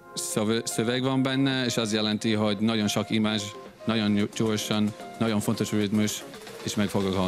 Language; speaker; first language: Hungarian; non-native, fluent; English